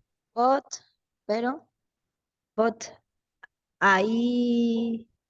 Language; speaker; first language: English; non-native, learner; Spanish